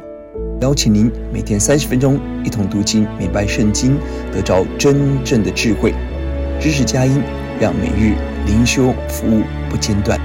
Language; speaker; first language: Chinese; native; Chinese